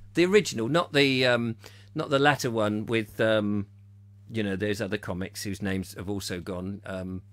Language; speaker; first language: English; native; English